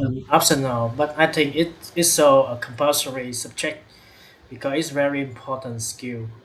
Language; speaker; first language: English; non-native, learner; Vietnamese